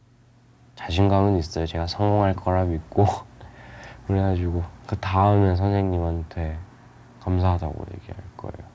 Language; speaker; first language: Korean; early bilingual, other home language; Urdu